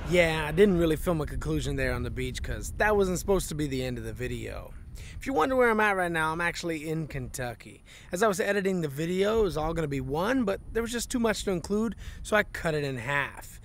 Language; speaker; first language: English; native; English